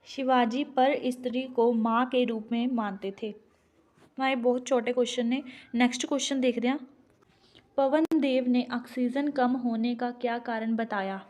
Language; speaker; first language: Hindi; non-native, local second language; Punjabi